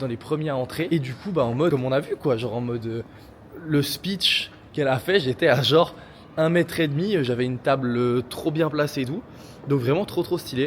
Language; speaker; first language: French; native; French